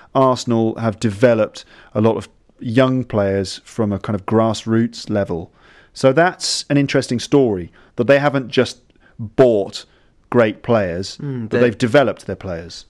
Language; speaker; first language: English; native; English